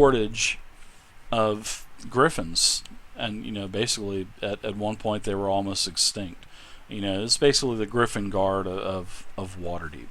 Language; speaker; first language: English; native; English